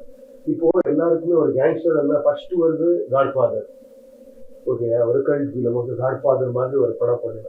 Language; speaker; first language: Tamil; non-native, learner; Kannada